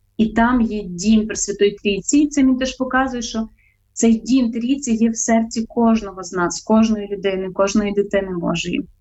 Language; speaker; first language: Ukrainian; native; Ukrainian